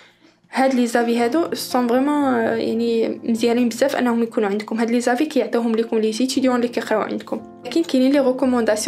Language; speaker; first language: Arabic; native; Arabic